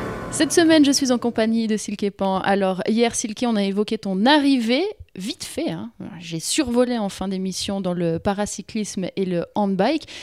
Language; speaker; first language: French; native; French